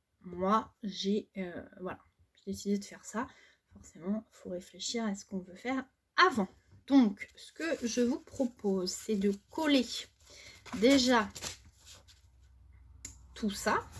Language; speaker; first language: French; native; French